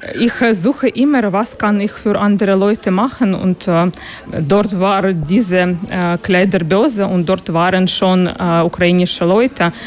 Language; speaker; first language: German; non-native, learner; Ukrainian